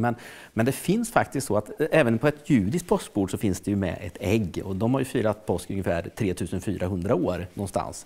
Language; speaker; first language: Swedish; native; Swedish